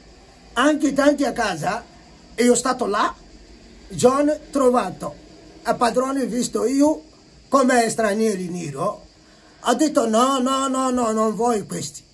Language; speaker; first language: Italian; non-native, learner; Igbo